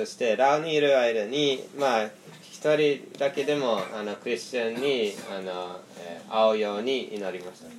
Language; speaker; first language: Japanese; non-native, fluent; English